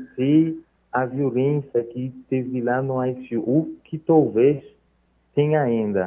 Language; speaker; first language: Portuguese; non-native, fluent; Haitian Creole